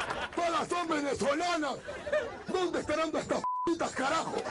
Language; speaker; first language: Spanish; native; Spanish